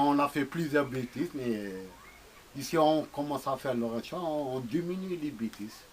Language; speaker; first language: French; non-native, local second language; Arabic